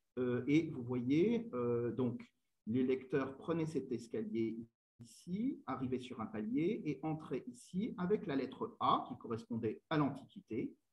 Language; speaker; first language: French; native; French